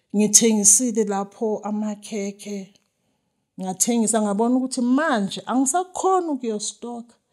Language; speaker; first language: Zulu; native; Zulu